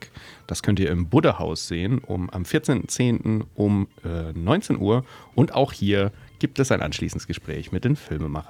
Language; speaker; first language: German; native; German